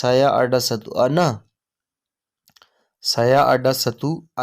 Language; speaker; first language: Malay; non-native, learner; Urdu